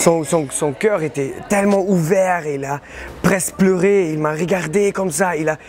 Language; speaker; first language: French; non-native, learner; German